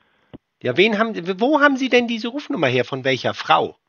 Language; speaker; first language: German; native; German